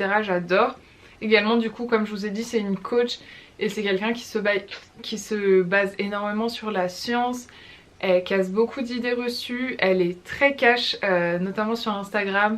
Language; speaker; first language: French; native; French